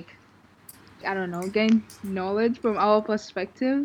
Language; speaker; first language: English; non-native, local second language; Ganda